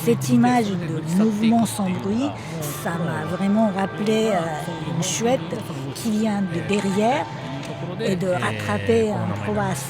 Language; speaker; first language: French; non-native, fluent; Japanese